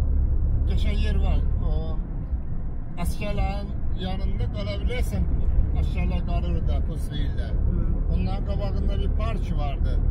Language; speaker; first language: Turkish; non-native, learner; Azerbaijani